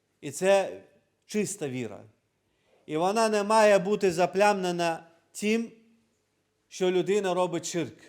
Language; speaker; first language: Ukrainian; non-native, local second language; Crimean Tatar